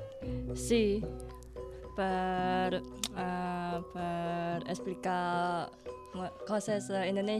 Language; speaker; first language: Catalan; non-native, learner; Indonesian